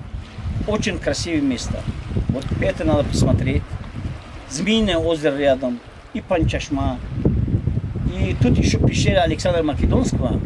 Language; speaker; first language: Russian; non-native, local second language; Tajik